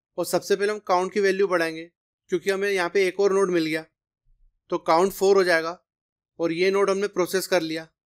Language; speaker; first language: Hindi; native; Hindi